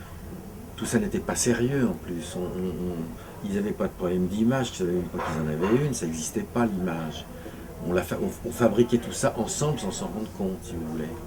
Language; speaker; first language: French; native; French